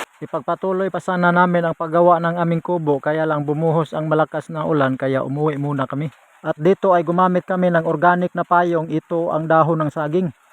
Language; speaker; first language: Filipino; non-native, local second language; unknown